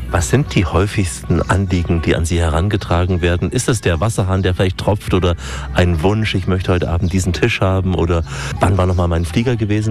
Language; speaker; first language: German; native; German